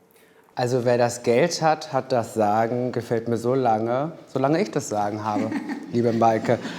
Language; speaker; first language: German; native; German